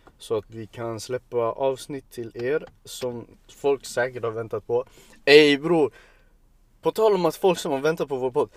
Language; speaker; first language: Swedish; early bilingual, other home language; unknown